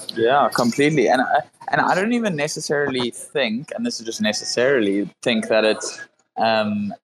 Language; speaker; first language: English; native; English